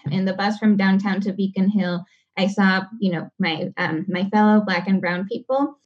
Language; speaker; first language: English; non-native, fluent; Spanish